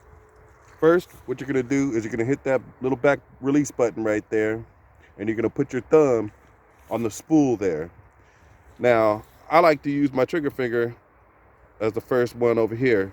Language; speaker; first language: English; native; English